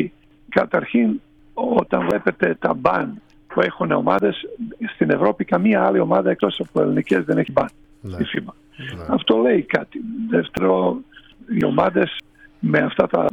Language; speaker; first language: Greek; non-native, fluent; Serbian